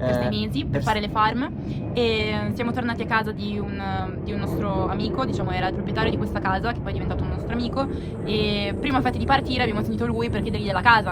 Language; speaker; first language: Italian; native; Italian